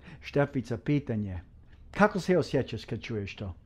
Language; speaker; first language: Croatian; early bilingual, heritage; Croatian